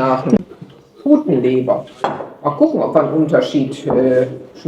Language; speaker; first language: German; native; German